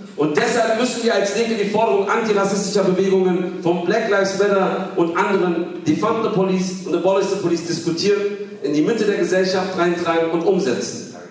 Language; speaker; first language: German; early bilingual, other home language; Kurdish